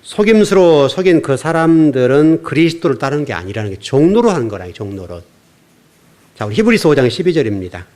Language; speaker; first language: Korean; native; Korean